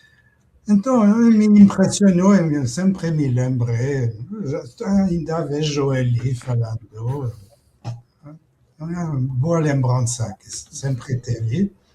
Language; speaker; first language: Portuguese; non-native, fluent; French